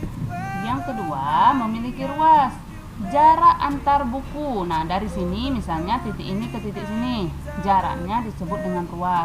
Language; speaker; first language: Indonesian; native; Indonesian